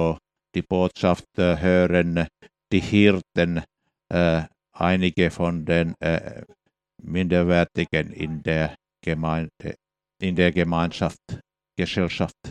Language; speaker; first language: German; non-native, fluent; Finnish